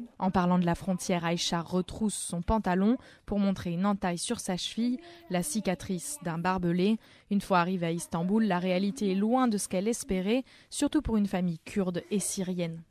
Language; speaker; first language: French; native; French